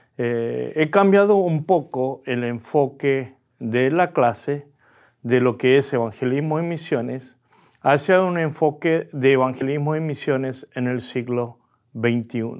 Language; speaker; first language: Spanish; early bilingual, other home language; Korean